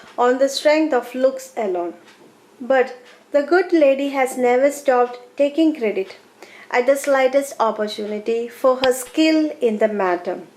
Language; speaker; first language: English; non-native, local second language; Malayalam